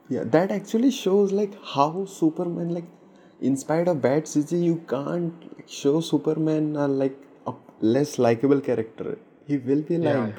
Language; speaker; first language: English; non-native, local second language; Hindi